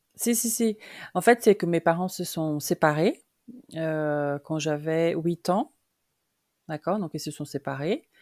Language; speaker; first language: French; non-native, fluent; Portuguese